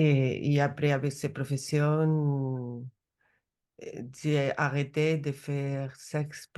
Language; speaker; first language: French; non-native, learner; Spanish